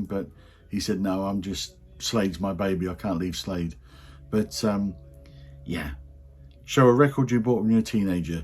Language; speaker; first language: English; native; English